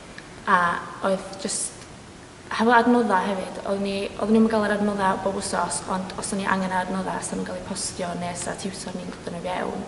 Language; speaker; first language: Welsh; native; Welsh